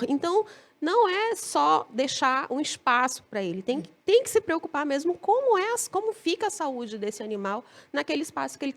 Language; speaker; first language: Portuguese; native; Portuguese